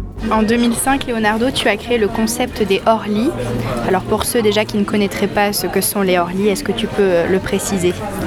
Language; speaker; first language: French; native; French